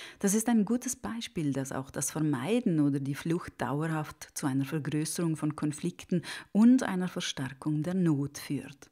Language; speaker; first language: German; native; German